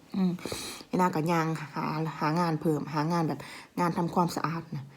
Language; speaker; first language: Thai; native; Thai